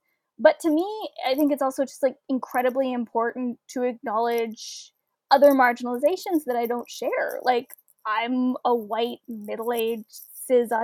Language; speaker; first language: English; native; English